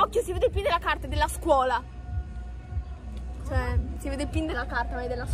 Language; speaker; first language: Italian; native; Italian